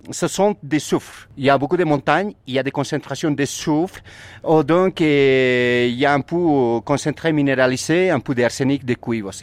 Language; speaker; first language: French; non-native, learner; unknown